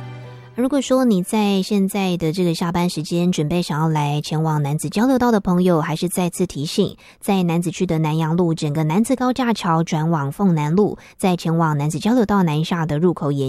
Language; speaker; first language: Chinese; native; Chinese